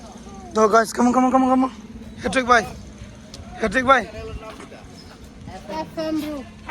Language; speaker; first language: Hindi; non-native, local second language; Bangla